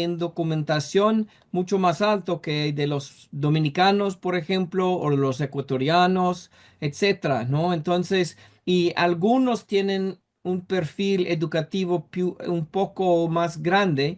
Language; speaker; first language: Spanish; non-native, fluent; English